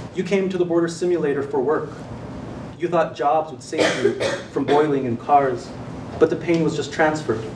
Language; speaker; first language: English; native; English